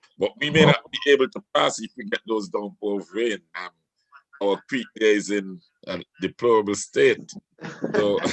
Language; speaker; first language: English; native; English